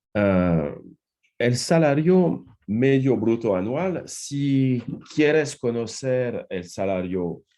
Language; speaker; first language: Spanish; non-native, fluent; French